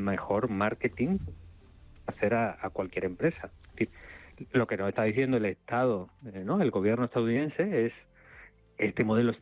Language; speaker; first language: Spanish; native; Spanish